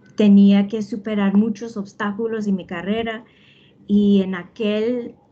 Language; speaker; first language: Spanish; early bilingual, heritage; Spanish